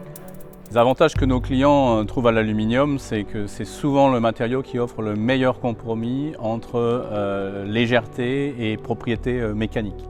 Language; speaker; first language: French; native; French